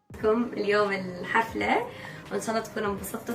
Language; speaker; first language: Arabic; native; Arabic